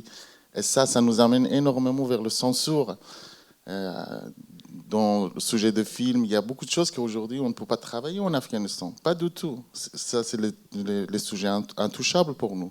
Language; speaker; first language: French; non-native, fluent; Persian